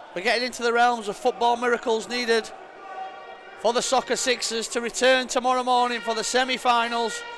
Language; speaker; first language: English; native; English